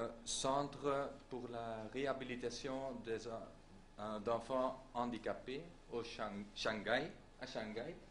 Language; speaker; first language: French; non-native, local second language; Dutch